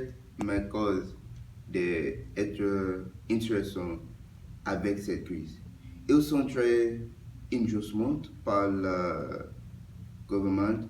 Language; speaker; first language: French; non-native, learner; English